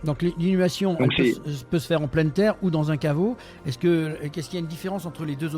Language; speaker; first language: French; native; French